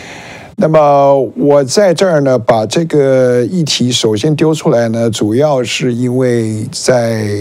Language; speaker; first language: Chinese; native; Chinese